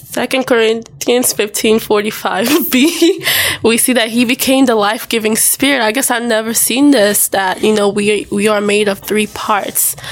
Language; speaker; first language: English; early bilingual, other home language; Haitian Creole